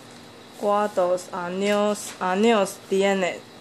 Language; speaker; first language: Spanish; non-native, learner; Chinese